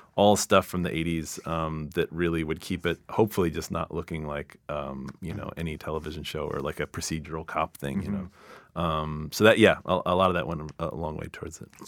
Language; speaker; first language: English; native; English